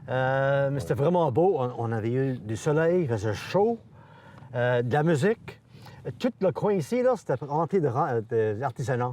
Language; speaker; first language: French; native; French